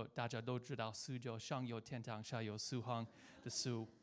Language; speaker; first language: Chinese; non-native, fluent; English